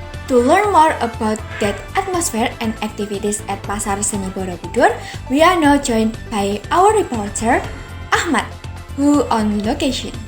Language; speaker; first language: English; non-native, fluent; Indonesian